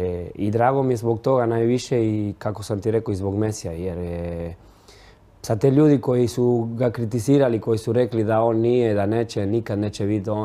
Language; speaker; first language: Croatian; non-native, fluent; Spanish